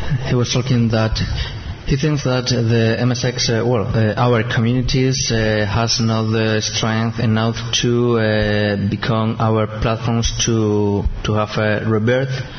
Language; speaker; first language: English; non-native, fluent; Spanish